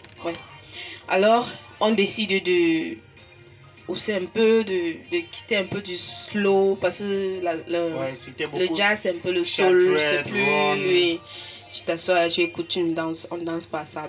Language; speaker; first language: French; non-native, local second language; English